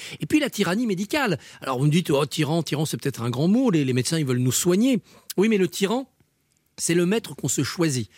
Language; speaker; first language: French; native; French